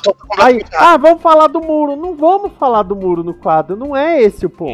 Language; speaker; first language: Portuguese; native; Portuguese